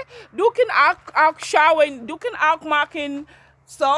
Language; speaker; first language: German; non-native, learner; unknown